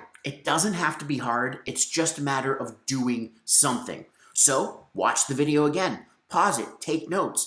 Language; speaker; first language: English; native; English